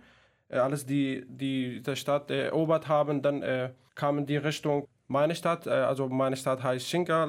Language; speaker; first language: German; non-native, fluent; Kurdish